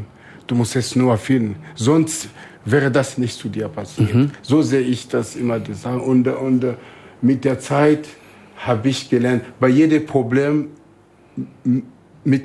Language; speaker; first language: German; non-native, fluent; Swahili